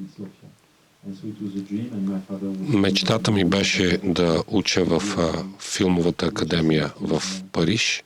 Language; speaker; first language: Bulgarian; native; Bulgarian